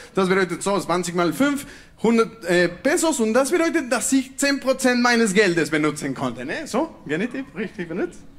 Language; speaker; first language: German; non-native, fluent; Spanish